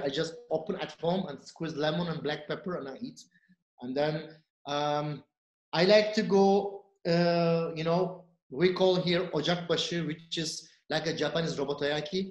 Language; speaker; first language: English; non-native, fluent; Turkish